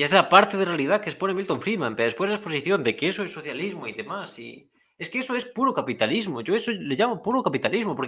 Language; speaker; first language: Spanish; native; Spanish